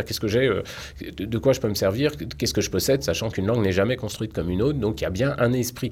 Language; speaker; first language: French; native; French